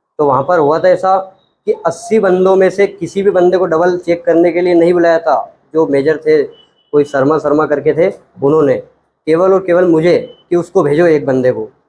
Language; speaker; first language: Hindi; native; Hindi